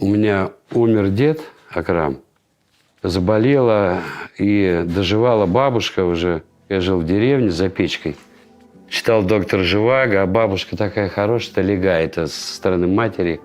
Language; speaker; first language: Russian; native; Russian